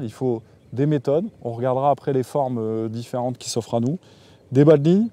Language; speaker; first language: French; native; French